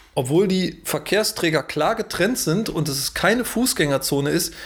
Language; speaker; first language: German; native; German